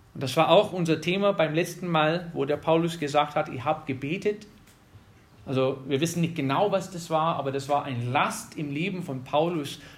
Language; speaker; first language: German; non-native, fluent; English